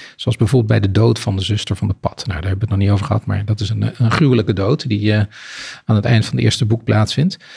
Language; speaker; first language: Dutch; native; Dutch